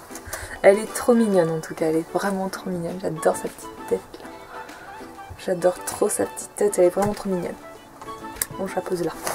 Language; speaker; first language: French; native; French